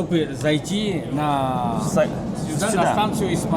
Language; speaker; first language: Russian; non-native, learner; Chinese